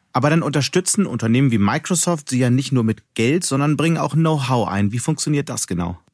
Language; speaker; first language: German; native; German